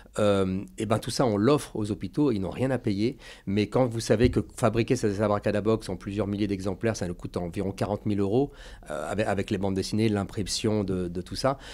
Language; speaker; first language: French; native; French